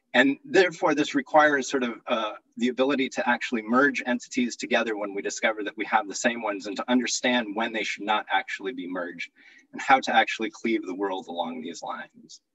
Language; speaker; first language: English; native; English